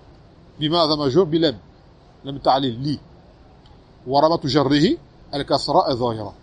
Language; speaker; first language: Arabic; non-native, fluent; French